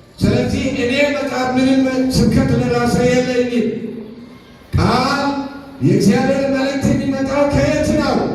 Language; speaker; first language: Amharic; non-native, local second language; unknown